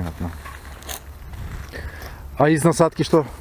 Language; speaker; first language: Russian; native; Russian